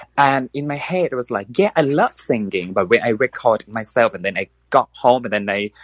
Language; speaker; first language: English; non-native, fluent; Thai